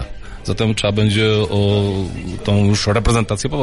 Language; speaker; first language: Polish; native; Polish